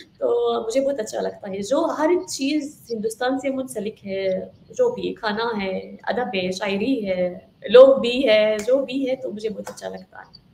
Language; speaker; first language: Hindi; non-native, fluent; Arabic